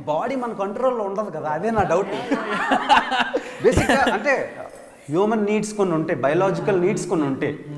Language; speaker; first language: Telugu; native; Telugu